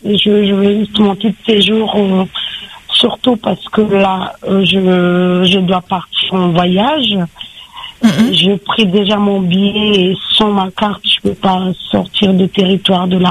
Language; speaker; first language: French; non-native, learner; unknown